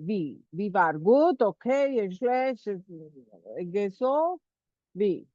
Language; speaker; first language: German; non-native, fluent; Spanish